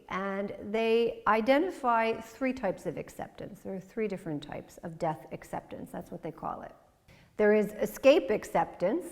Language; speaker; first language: English; native; English